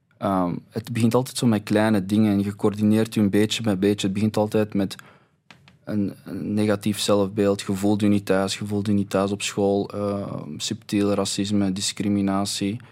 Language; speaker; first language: Dutch; early bilingual, other home language; Arabic